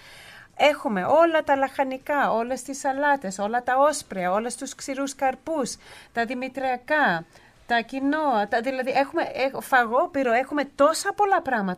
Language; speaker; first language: Greek; early bilingual, heritage; Greek